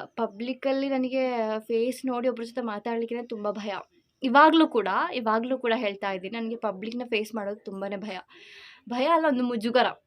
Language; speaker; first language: Kannada; non-native, local second language; Malayalam